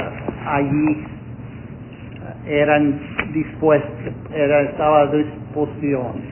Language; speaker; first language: Spanish; non-native, fluent; English